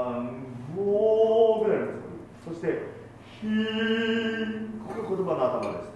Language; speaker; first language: Japanese; native; Japanese